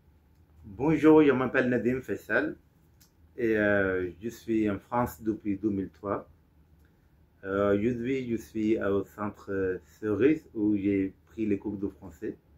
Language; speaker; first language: French; non-native, fluent; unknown